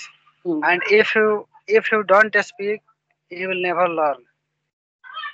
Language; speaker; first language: English; non-native, local second language; Hindi